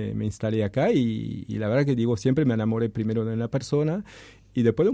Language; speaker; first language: Spanish; non-native, fluent; French